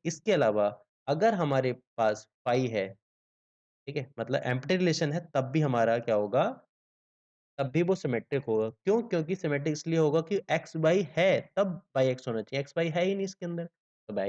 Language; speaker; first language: Hindi; native; Hindi